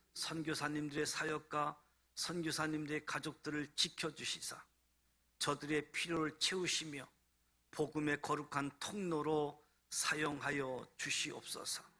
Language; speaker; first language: Korean; native; Korean